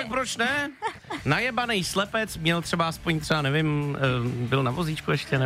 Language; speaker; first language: Czech; native; Czech